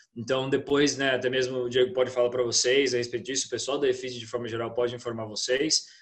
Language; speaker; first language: Portuguese; native; Portuguese